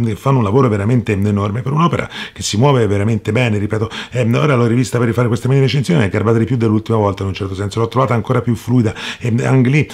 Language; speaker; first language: Italian; native; Italian